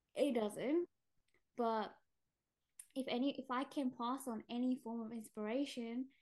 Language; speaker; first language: English; native; English